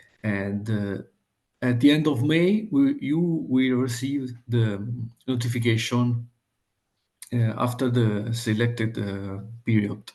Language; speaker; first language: English; non-native, fluent; Italian